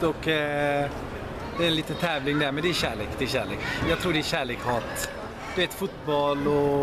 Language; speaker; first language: Swedish; early bilingual, other home language; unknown